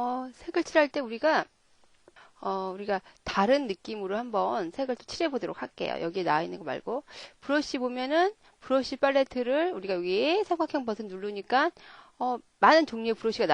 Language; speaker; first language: Korean; native; Korean